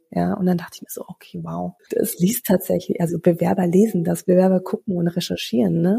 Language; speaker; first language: German; early bilingual, other home language; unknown